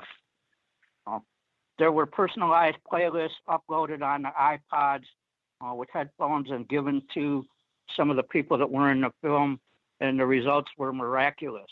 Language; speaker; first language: English; native; English